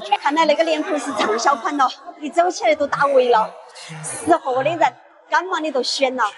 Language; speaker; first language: Chinese; native; Chinese